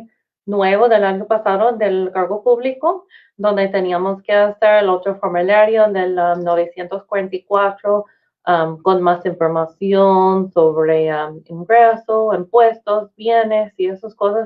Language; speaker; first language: Spanish; non-native, fluent; English